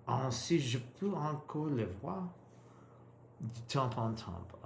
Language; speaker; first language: French; non-native, learner; English